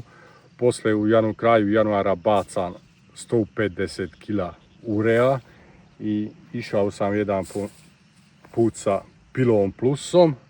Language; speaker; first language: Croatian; non-native, local second language; Hungarian